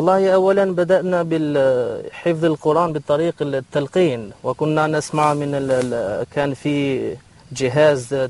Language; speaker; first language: Arabic; non-native, local second language; Albanian